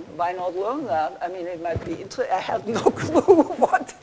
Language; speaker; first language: English; non-native, fluent; German